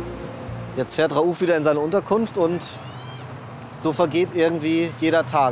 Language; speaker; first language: German; native; German